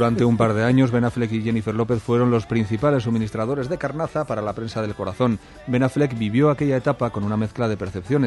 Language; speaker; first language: Spanish; native; Spanish